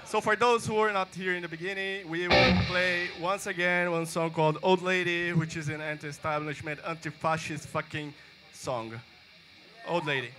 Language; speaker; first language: English; non-native, fluent; Portuguese